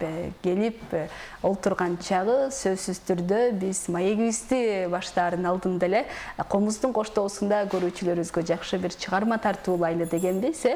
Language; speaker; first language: Kyrgyz; native; Kyrgyz